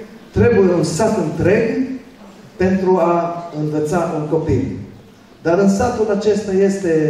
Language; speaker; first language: Romanian; early bilingual, other home language; Hebrew